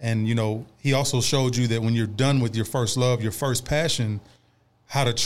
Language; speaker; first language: English; native; English